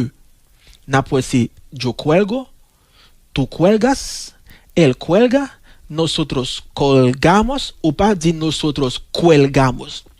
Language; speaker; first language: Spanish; non-native, fluent; Haitian Creole